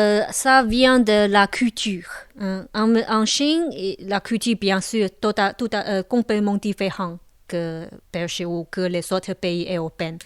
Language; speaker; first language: French; non-native, local second language; Chinese